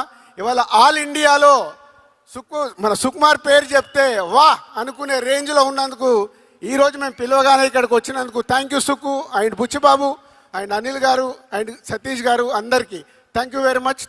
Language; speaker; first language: Telugu; native; Telugu